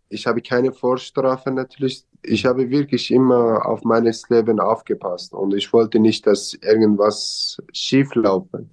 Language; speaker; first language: German; non-native, fluent; Kurdish